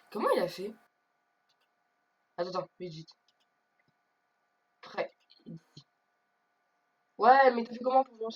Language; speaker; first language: French; native; French